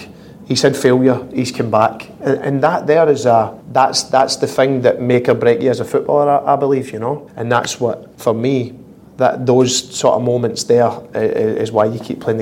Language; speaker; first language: English; native; English